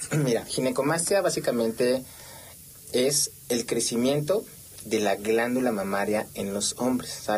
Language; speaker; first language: Spanish; native; Spanish